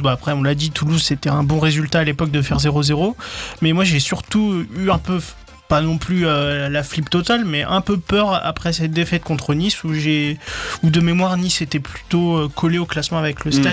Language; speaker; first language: French; native; French